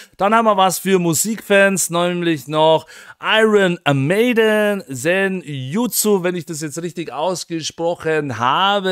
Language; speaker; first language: German; native; German